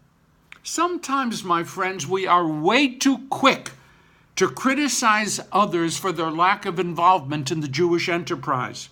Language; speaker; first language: English; native; English